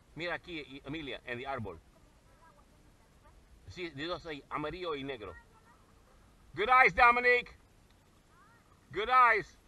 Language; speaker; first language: Spanish; non-native, learner; English